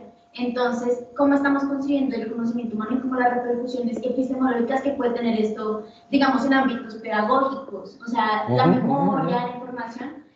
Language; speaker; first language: Spanish; native; Spanish